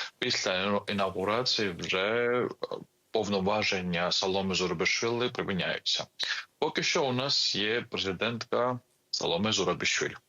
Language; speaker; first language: Ukrainian; non-native, fluent; Georgian